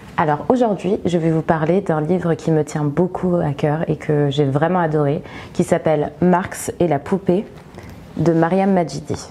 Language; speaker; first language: French; early bilingual, other home language; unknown